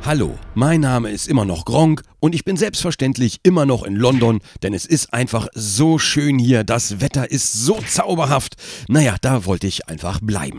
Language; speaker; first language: German; native; German